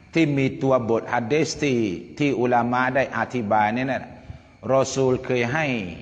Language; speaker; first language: Thai; non-native, local second language; Pattani Malay